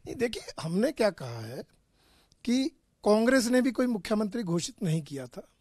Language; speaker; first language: Hindi; native; Hindi